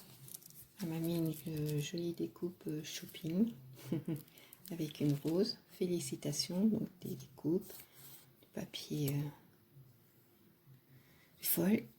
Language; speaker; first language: French; native; French